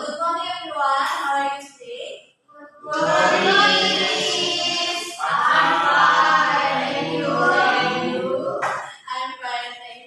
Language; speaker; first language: English; non-native, learner; Indonesian